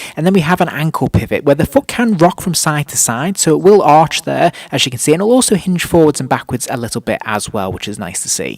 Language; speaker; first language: English; native; English